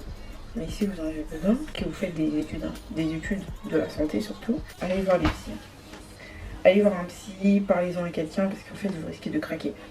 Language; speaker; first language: French; native; French